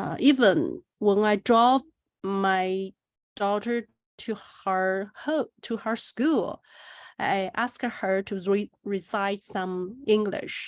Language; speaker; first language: English; non-native, learner; Chinese